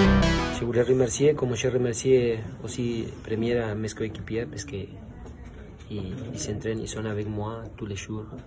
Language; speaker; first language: French; non-native, fluent; Spanish